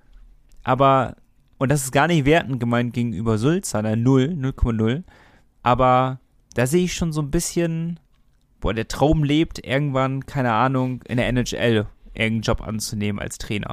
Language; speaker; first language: German; native; German